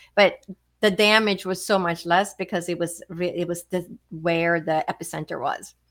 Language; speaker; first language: English; non-native, fluent; Swedish